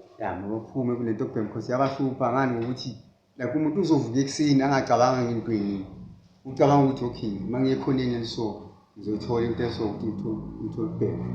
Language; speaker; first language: Zulu; native; Zulu